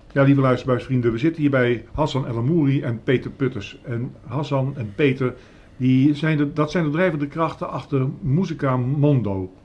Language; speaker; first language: Dutch; native; Dutch